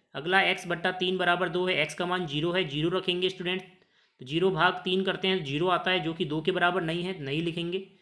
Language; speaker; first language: Hindi; native; Hindi